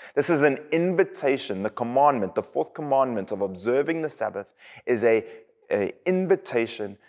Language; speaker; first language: English; native; English